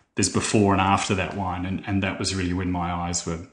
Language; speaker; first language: English; native; English